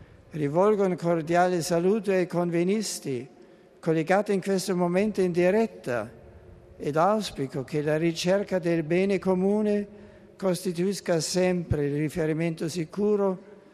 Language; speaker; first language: Italian; non-native, fluent; German